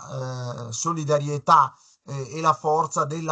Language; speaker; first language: Italian; native; Italian